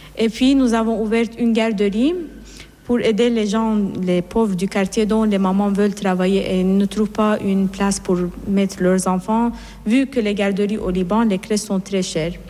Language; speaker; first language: French; non-native, fluent; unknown